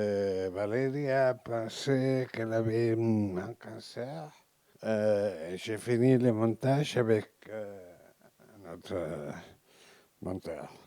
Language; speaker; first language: French; non-native, learner; Catalan